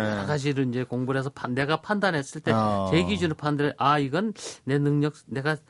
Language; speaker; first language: Korean; native; Korean